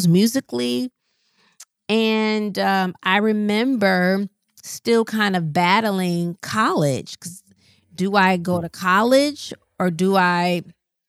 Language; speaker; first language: English; native; English